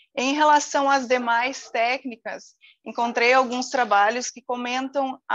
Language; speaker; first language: Portuguese; native; Portuguese